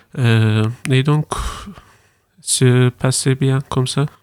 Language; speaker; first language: French; non-native, learner; Turkish